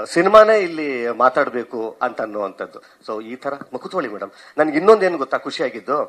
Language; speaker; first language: Kannada; native; Kannada